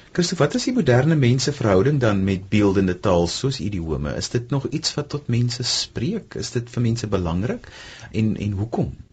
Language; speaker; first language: Afrikaans; native; Afrikaans